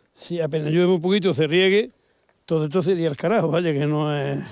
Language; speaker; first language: Spanish; native; Spanish